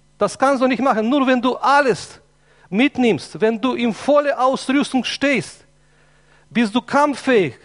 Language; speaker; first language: German; non-native, fluent; Russian